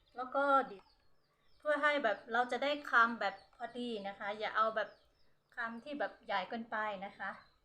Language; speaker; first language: Thai; non-native, local second language; Hmong